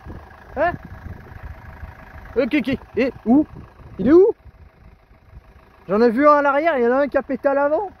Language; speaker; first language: French; native; French